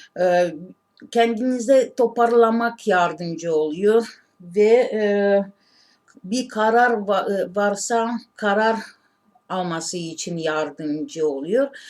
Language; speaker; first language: Turkish; non-native, learner; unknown